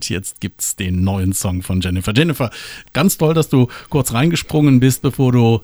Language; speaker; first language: German; native; German